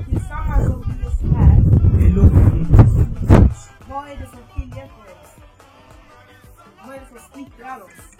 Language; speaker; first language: Swedish; non-native, fluent; Lingala